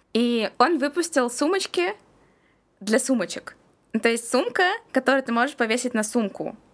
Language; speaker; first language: Russian; native; Russian